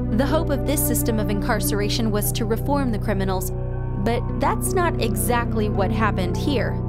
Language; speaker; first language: English; native; English